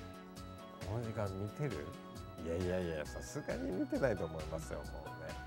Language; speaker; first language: Japanese; native; Japanese